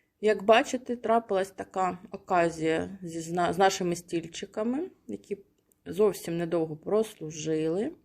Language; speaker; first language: Ukrainian; native; Ukrainian